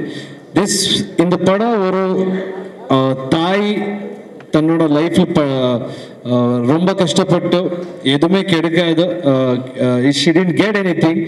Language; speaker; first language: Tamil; non-native, learner; Kannada